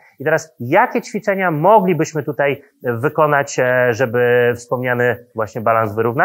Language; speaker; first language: Polish; native; Polish